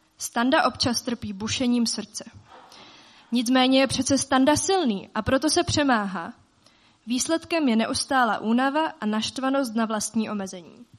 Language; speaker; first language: Czech; native; Czech